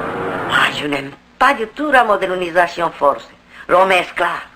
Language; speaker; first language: French; non-native, fluent; Korean